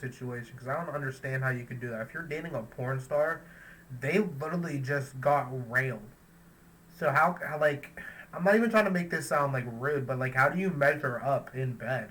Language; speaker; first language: English; native; English